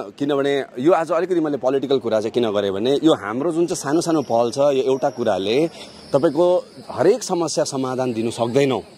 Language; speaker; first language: Nepali; native; Nepali